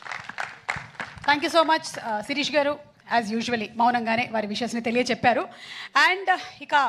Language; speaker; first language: Telugu; native; Telugu